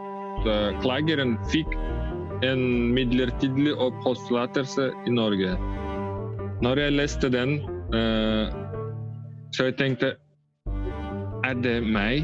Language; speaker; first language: Norwegian; non-native, learner; Russian